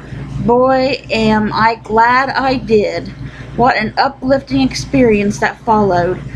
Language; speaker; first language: English; native; English